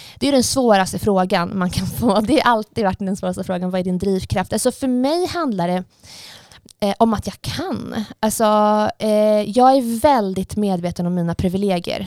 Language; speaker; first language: Swedish; early bilingual, other home language; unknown